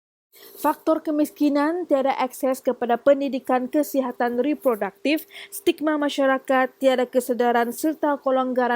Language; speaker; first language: Malay; native; Malay